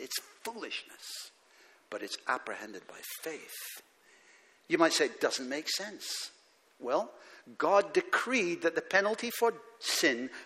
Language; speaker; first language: English; native; English